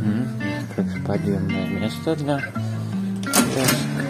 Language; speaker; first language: Russian; non-native, fluent; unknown